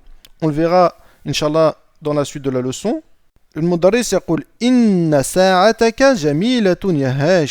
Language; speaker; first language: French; native; French